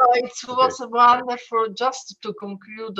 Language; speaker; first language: English; non-native, fluent; Italian